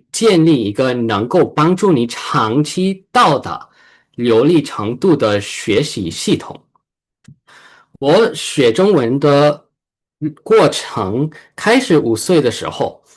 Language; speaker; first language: Chinese; early bilingual, heritage; Chinese